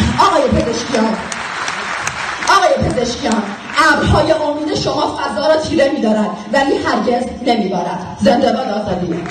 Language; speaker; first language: Persian; non-native, local second language; Kurdish